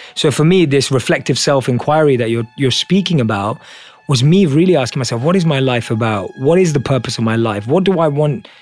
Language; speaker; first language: English; native; English